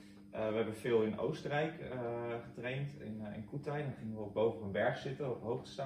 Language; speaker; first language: Dutch; native; Dutch